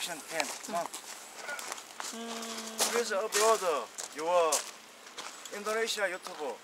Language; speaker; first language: English; non-native, learner; Korean